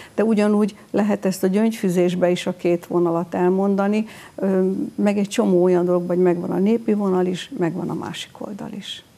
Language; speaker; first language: Hungarian; native; Hungarian